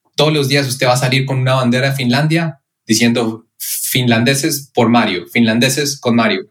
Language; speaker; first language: Spanish; native; Spanish